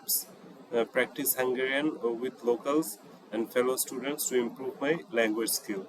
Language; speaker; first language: English; non-native, fluent; Bangla